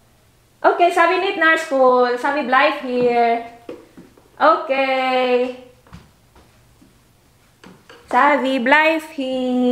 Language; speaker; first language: Dutch; non-native, learner; Filipino